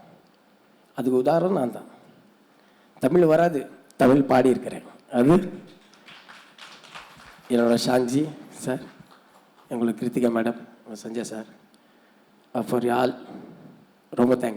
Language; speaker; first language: Tamil; non-native, learner; Urdu